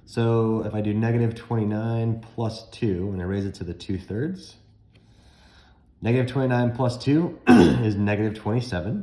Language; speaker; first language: English; native; English